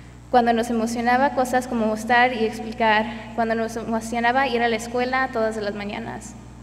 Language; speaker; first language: Spanish; early bilingual, other home language; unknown